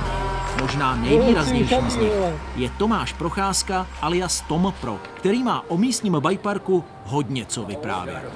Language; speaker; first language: Czech; native; Czech